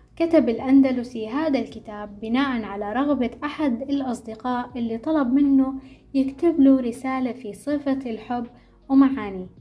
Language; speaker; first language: Arabic; native; Arabic